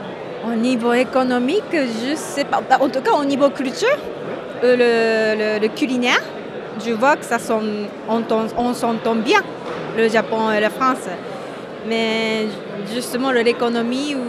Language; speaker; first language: French; non-native, fluent; Japanese